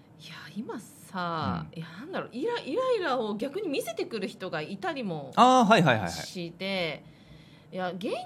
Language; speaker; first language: Japanese; native; Japanese